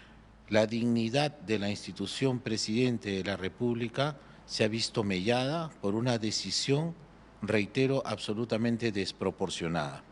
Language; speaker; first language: Spanish; native; Spanish